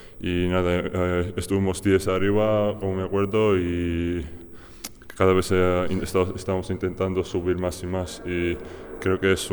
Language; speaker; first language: Spanish; non-native, fluent; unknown